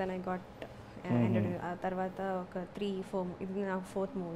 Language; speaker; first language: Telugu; non-native, learner; Malayalam